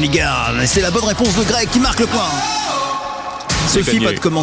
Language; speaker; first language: French; native; French